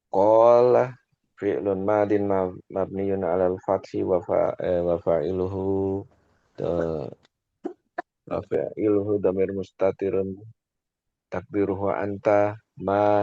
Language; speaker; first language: Arabic; non-native, learner; Indonesian